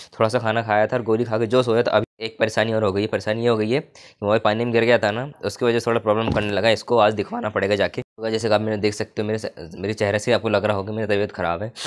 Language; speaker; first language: Hindi; native; Hindi